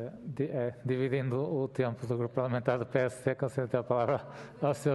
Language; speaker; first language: Portuguese; native; Portuguese